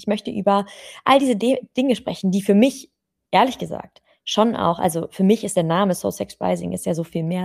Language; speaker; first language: German; native; German